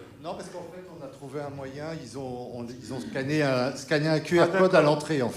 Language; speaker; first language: French; native; French